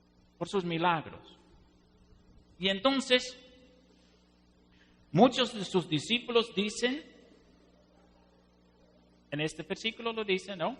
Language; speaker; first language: Spanish; non-native, fluent; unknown